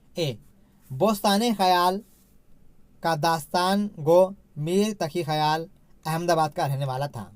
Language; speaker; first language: Urdu; native; Urdu